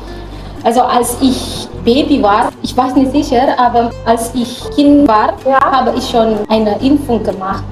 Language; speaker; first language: German; non-native, learner; Indonesian